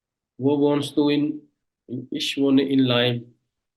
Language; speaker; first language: German; non-native, fluent; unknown